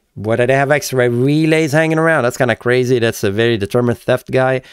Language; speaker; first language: English; native; English